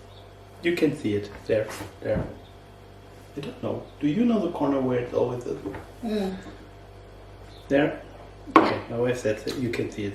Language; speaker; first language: English; non-native, learner; German